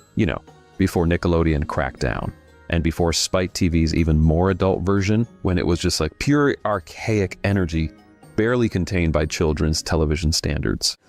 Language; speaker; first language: English; native; English